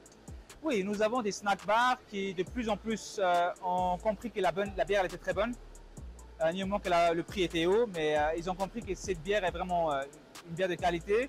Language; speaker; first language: French; non-native, local second language; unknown